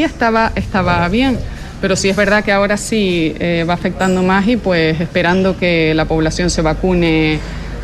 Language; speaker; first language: Spanish; native; Spanish